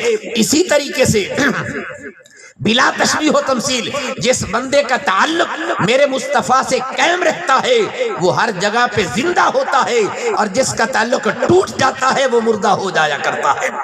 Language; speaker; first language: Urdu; non-native, local second language; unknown